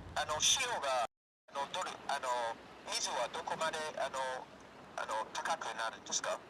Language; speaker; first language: Japanese; non-native, fluent; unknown